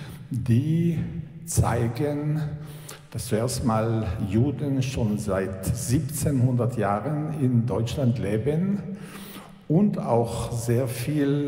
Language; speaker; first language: German; non-native, fluent; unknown